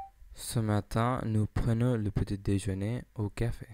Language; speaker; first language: French; non-native, learner; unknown